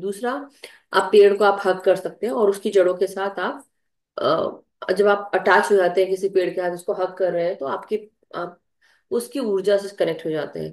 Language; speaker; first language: Hindi; native; Hindi